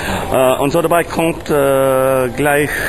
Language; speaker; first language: German; non-native, learner; English